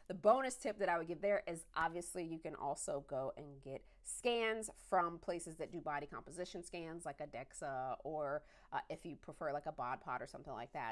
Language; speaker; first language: English; native; English